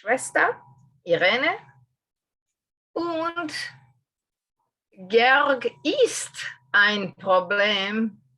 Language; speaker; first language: German; non-native, learner; English